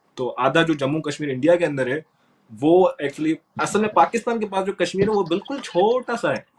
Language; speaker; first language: Urdu; non-native, local second language; Sindhi